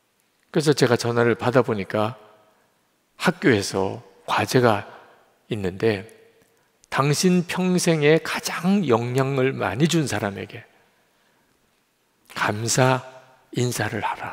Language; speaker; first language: Korean; native; Korean